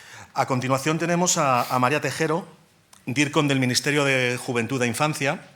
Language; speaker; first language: Spanish; native; Spanish